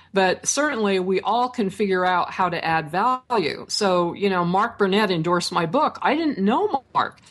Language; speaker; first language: English; native; English